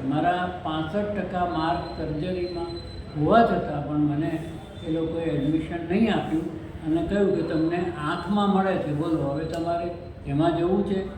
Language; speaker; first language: Gujarati; early bilingual, other home language; Sindhi